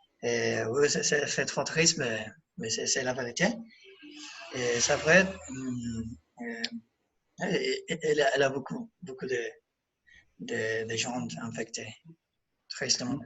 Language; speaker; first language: French; non-native, learner; Spanish